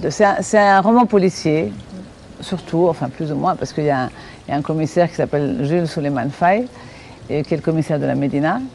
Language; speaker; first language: French; native; French